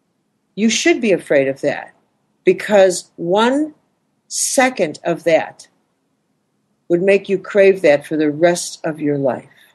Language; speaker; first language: English; native; English